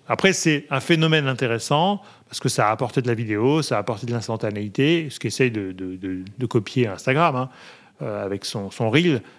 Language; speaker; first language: French; native; French